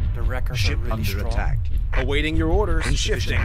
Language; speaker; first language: English; non-native, fluent; Dutch